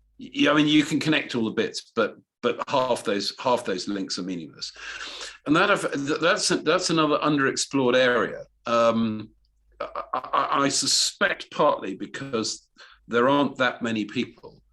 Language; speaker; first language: English; native; English